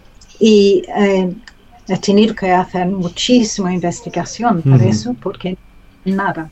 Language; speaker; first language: Spanish; non-native, learner; English